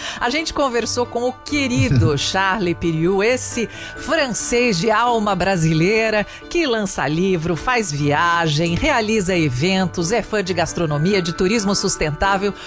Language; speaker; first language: Portuguese; native; Portuguese